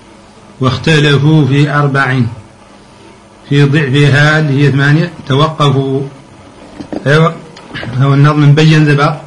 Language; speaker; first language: Arabic; native; Arabic